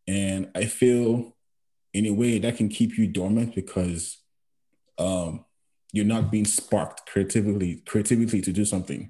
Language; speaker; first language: English; non-native, local second language; Yoruba